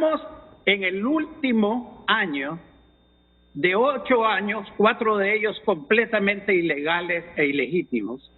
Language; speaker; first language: Spanish; native; Spanish